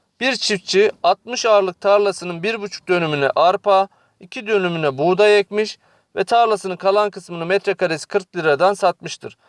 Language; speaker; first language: Turkish; native; Turkish